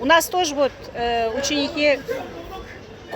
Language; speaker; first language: Russian; non-native, local second language; Uzbek